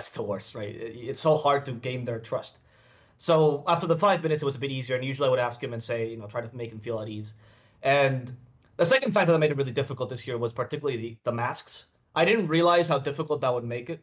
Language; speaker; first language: English; non-native, fluent; Spanish